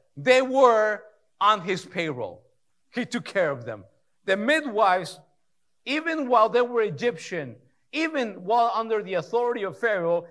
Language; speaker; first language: English; early bilingual, other home language; Spanish